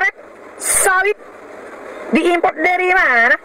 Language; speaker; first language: Indonesian; native; Indonesian